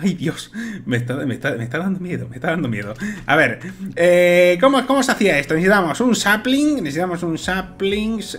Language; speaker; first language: Spanish; native; Spanish